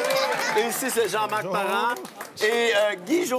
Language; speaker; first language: French; native; French